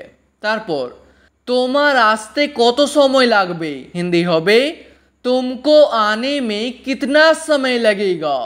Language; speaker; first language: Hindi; non-native, fluent; Bangla